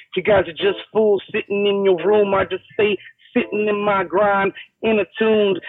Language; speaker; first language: English; native; English